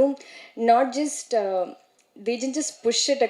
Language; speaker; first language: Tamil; non-native, learner; Malayalam